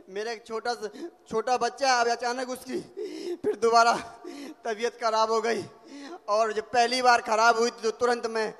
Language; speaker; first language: Hindi; native; Hindi